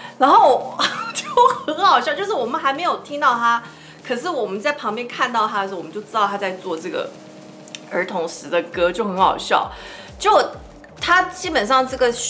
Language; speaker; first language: Chinese; early bilingual, heritage; Chinese